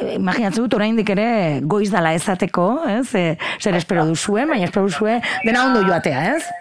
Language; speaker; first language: Basque; native; Basque